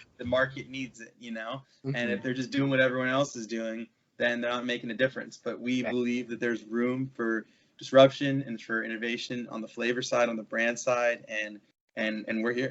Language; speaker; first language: English; native; English